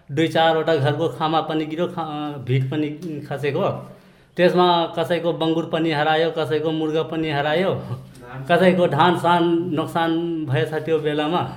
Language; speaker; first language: Nepali; non-native, local second language; Rana Tharu